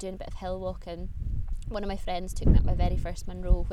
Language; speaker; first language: English; native; English